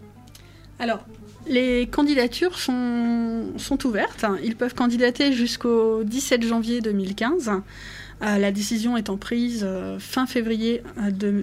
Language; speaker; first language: French; native; French